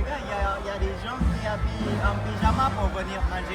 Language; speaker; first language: French; non-native, fluent; Thai